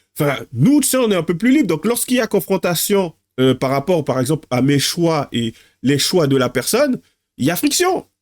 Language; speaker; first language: French; native; French